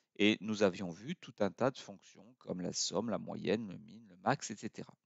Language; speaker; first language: French; native; French